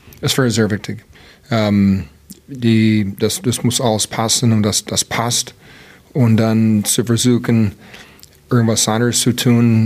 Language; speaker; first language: German; non-native, learner; English